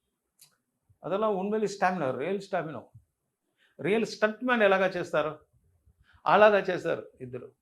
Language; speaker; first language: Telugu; non-native, learner; Tamil